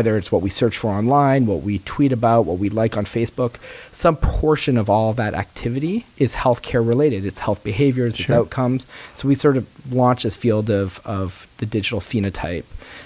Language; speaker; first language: English; native; English